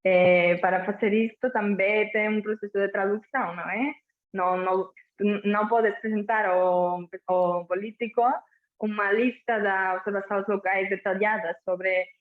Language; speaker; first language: Portuguese; non-native, fluent; Catalan